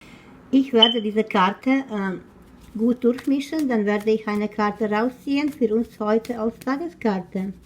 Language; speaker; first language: German; non-native, learner; Croatian